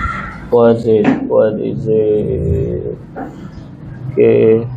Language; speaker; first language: English; non-native, learner; Indonesian